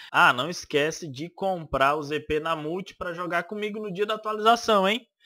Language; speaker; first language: Portuguese; native; Portuguese